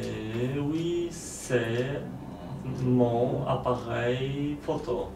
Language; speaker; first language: French; non-native, learner; Polish